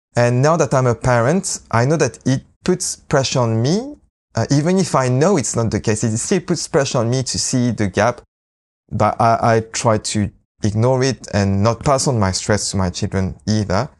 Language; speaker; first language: English; non-native, fluent; French